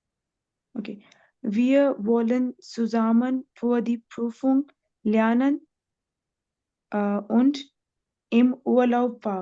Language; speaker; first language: German; non-native, learner; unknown